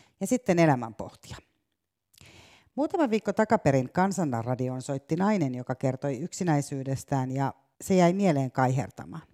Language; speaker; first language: Finnish; native; Finnish